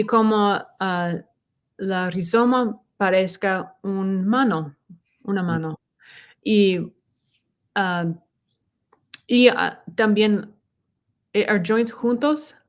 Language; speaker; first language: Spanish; non-native, learner; English